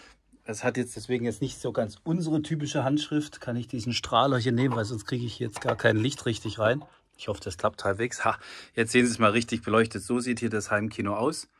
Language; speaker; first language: German; native; German